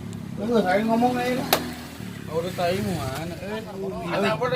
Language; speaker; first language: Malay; non-native, local second language; Sundanese